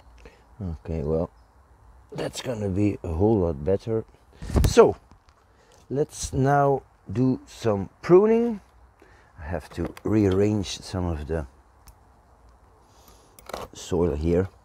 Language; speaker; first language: English; non-native, fluent; Dutch